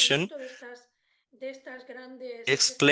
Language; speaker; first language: Spanish; native; Spanish